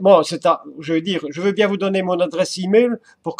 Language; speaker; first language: French; native; French